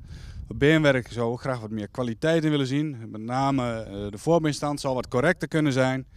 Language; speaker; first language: Dutch; native; Dutch